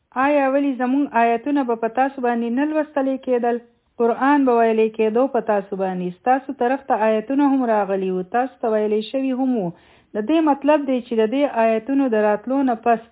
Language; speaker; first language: Pashto; native; Pashto